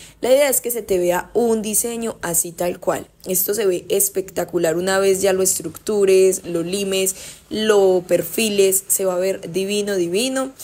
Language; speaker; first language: Spanish; native; Spanish